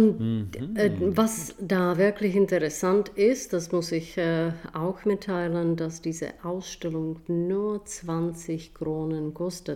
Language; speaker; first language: German; non-native, fluent; Czech